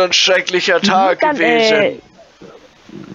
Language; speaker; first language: German; native; German